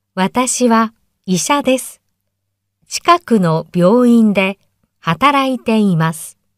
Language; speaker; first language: Japanese; native; Japanese